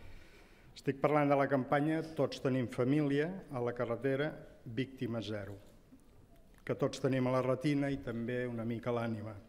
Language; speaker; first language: Catalan; native; Catalan